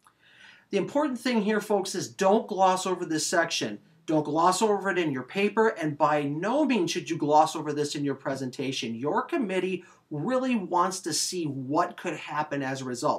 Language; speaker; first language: English; native; English